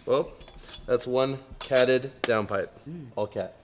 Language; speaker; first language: English; native; English